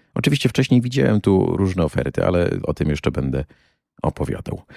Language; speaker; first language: Polish; native; Polish